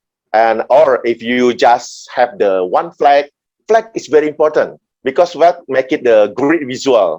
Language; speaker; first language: English; non-native, learner; Indonesian